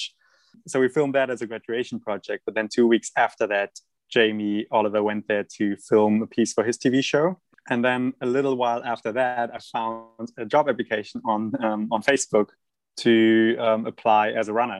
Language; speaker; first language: English; non-native, fluent; German